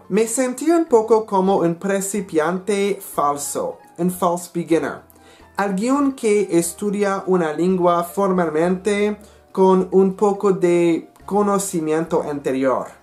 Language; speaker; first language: Spanish; non-native, learner; English